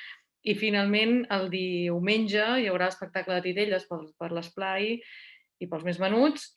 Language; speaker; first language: Catalan; native; Catalan